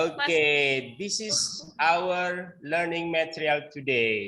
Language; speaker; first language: English; non-native, learner; Indonesian